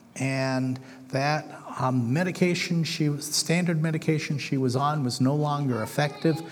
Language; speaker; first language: English; native; English